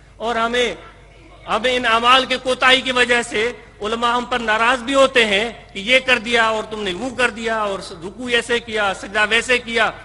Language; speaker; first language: Urdu; non-native, local second language; Sindhi